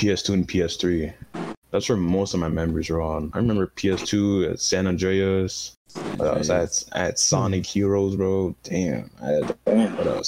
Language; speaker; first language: English; non-native, fluent; French